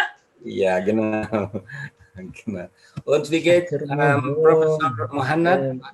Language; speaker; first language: German; non-native, learner; Indonesian